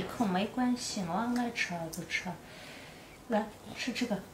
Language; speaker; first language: Chinese; native; Chinese